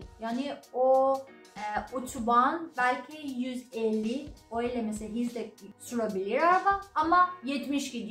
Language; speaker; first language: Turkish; non-native, learner; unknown